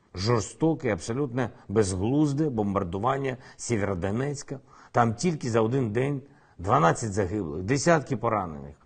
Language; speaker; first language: Ukrainian; non-native, local second language; Russian